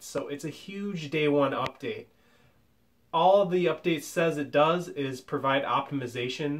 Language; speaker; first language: English; native; English